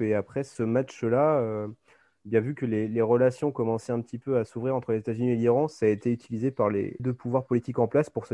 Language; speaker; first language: French; native; French